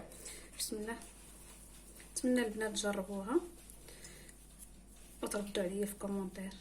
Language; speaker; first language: Arabic; native; Arabic